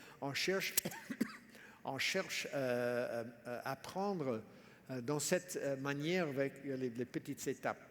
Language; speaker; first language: French; non-native, fluent; English